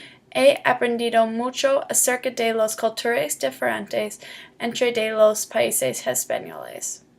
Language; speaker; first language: Spanish; non-native, learner; English